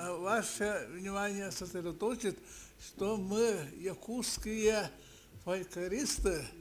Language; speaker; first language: Russian; non-native, local second language; Yakut